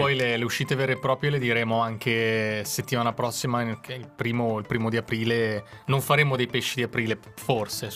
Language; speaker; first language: Italian; native; Italian